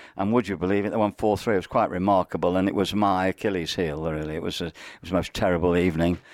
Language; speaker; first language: English; native; English